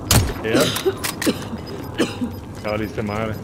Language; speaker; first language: Spanish; early bilingual, heritage; English